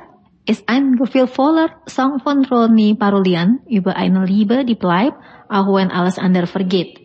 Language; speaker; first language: German; non-native, learner; Indonesian